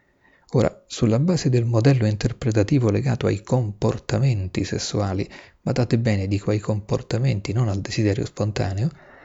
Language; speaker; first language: Italian; native; Italian